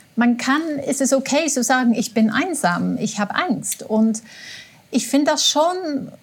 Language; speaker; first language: German; non-native, fluent; English